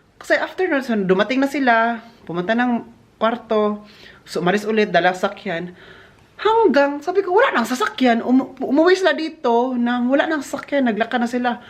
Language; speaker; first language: Filipino; non-native, local second language; Cebuano